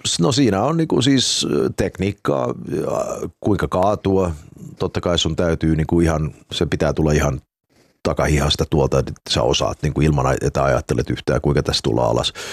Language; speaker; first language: Finnish; early bilingual, heritage; Finnish